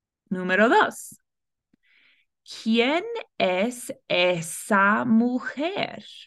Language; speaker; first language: English; early bilingual, other home language; Spanish